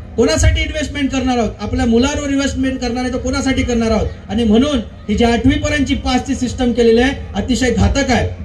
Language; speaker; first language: Marathi; native; Marathi